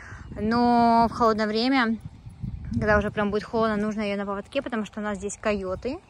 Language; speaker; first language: Russian; native; Russian